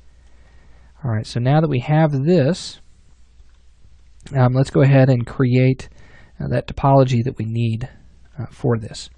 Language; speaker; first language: English; native; English